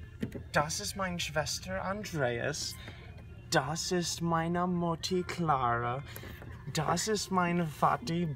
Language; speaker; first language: German; non-native, learner; English